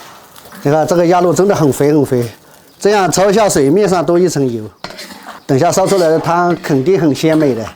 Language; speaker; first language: Chinese; native; Chinese